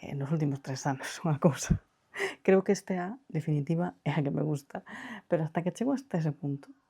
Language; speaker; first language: Galician; non-native, local second language; Spanish